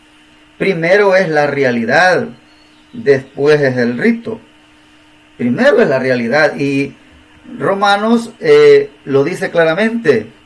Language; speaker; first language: Spanish; native; Spanish